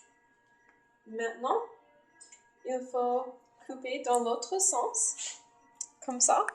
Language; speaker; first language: French; non-native, learner; English